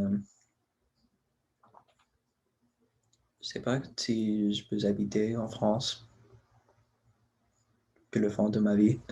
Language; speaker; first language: French; non-native, learner; English